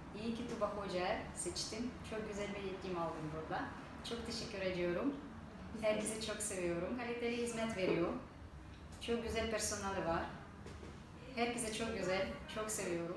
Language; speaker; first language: Turkish; non-native, fluent; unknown